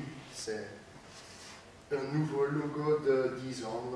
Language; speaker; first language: French; non-native, learner; Dutch